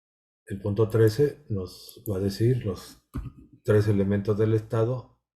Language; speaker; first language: Spanish; native; Spanish